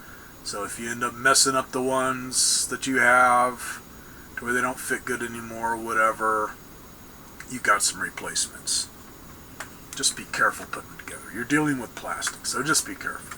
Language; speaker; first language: English; native; English